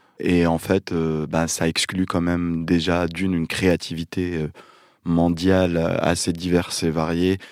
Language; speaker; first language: French; non-native, local second language; Arabic